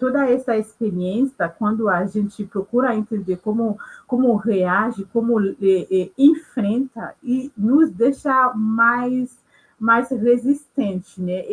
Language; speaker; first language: Portuguese; non-native, local second language; Haitian Creole